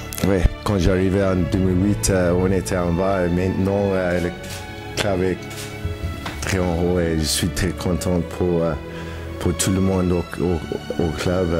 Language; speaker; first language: French; non-native, learner; English